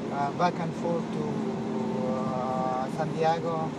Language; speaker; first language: English; non-native, learner; Persian